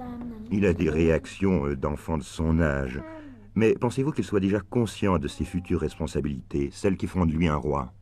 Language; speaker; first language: French; native; French